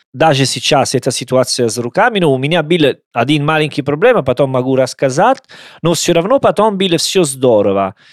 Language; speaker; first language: Russian; non-native, learner; Italian